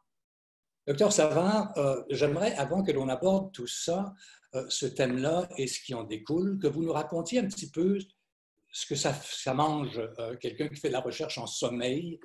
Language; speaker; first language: French; native; French